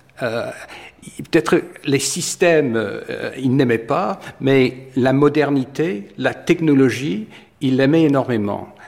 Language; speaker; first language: French; non-native, fluent; English